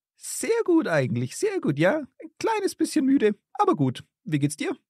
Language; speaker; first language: German; native; German